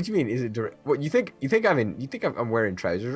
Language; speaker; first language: English; native; English